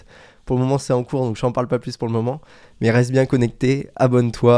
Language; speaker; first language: French; native; French